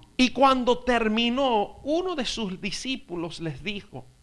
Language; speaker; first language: Spanish; native; Spanish